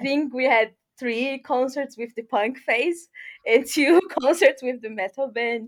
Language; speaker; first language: English; non-native, fluent; Portuguese